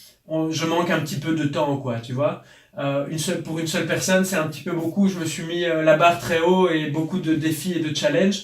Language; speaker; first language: French; native; French